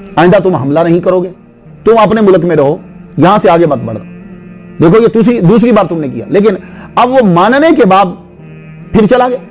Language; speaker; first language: Urdu; native; Urdu